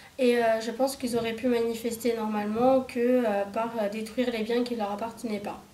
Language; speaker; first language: French; early bilingual, other home language; Romanian